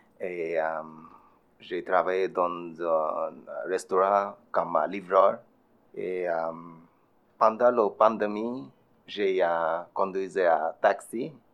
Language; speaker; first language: French; non-native, learner; Bangla